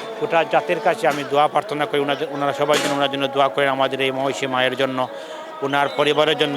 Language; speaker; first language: Bangla; native; Bangla